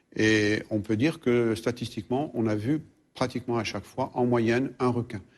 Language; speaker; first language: French; native; French